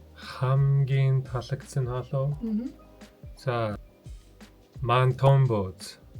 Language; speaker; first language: Mongolian; non-native, learner; English